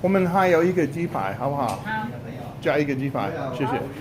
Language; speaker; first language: Chinese; non-native, learner; English